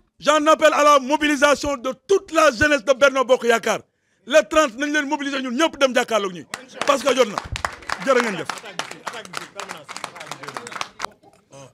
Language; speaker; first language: French; non-native, local second language; Wolof